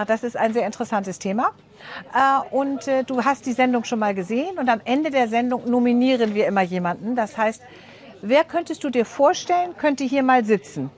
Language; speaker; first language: German; native; German